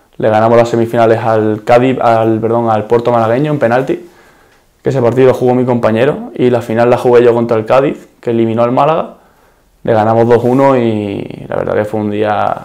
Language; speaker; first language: Spanish; native; Spanish